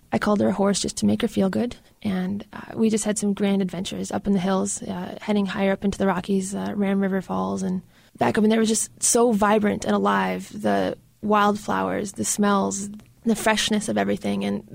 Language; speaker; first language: English; native; English